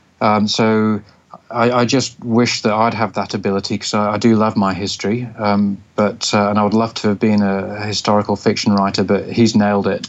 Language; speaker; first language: English; native; English